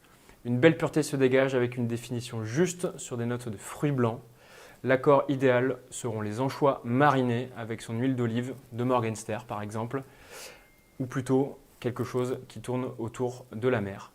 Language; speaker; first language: French; native; French